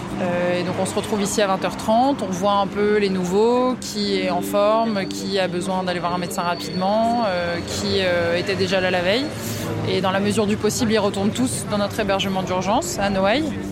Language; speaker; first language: French; native; French